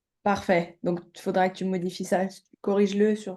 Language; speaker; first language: French; native; French